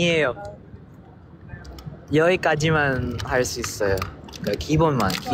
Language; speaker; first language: Korean; non-native, learner; Filipino